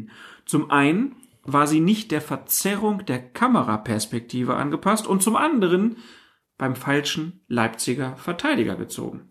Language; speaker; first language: German; native; German